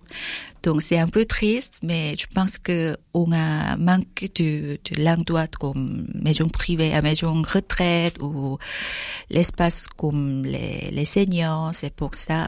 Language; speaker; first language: French; non-native, learner; Korean